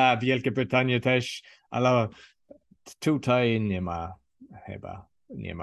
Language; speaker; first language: Polish; non-native, learner; English